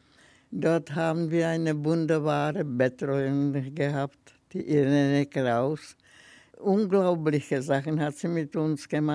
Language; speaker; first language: German; non-native, fluent; Czech